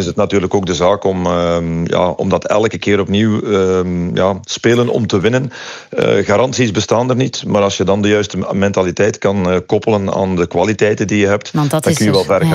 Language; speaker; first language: Dutch; native; Dutch